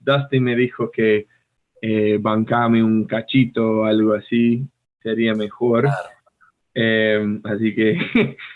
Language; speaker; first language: Spanish; non-native, fluent; English